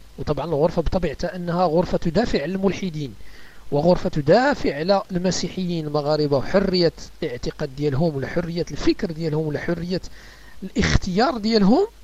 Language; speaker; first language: Arabic; native; Arabic